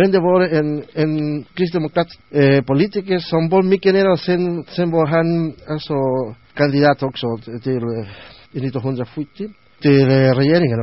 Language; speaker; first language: Swedish; non-native, learner; Spanish